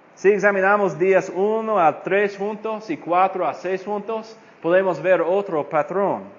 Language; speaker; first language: Spanish; non-native, fluent; English